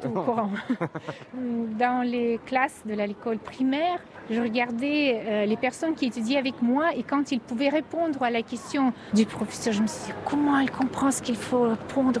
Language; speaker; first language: French; non-native, fluent; Russian